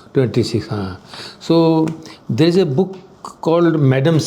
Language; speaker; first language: English; non-native, local second language; Hindi